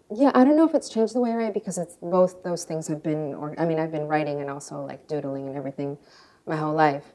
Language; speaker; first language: English; early bilingual, other home language; Russian